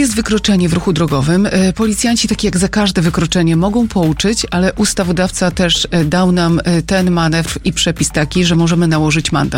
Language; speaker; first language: Polish; native; Polish